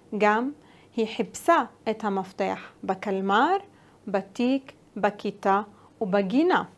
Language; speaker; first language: Hebrew; non-native, local second language; Arabic